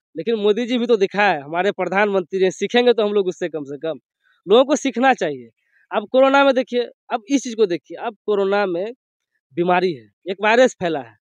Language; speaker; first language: Hindi; native; Hindi